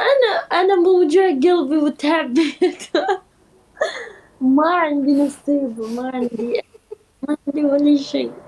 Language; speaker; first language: Arabic; non-native, learner; Turkish